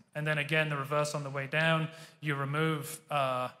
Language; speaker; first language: English; native; English